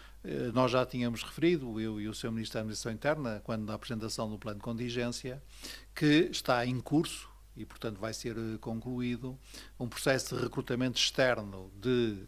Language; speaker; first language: Portuguese; native; Portuguese